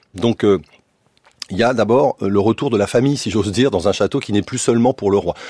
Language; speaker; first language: French; native; French